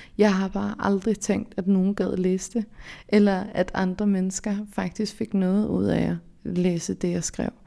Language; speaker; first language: Danish; early bilingual, other home language; Central Kurdish